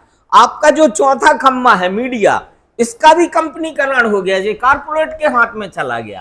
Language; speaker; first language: Hindi; native; Hindi